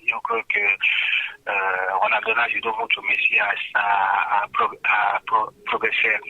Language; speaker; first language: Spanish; non-native, fluent; French